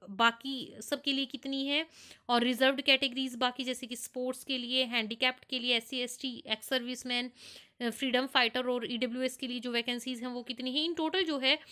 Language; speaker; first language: Hindi; non-native, local second language; Punjabi